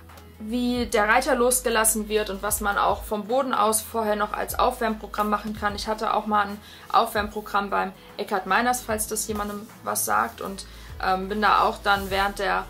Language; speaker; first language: German; native; German